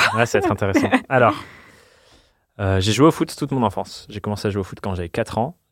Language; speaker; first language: French; non-native, fluent; English